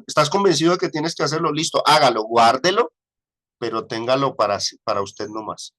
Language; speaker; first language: Spanish; native; Spanish